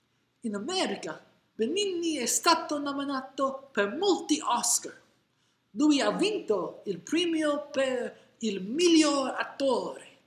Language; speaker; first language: Italian; non-native, learner; English